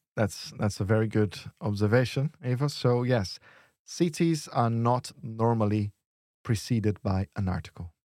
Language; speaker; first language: English; non-native, fluent; Portuguese